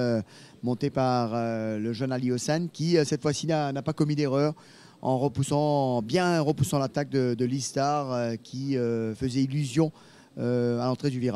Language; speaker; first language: French; native; French